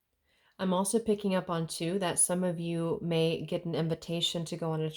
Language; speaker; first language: English; native; English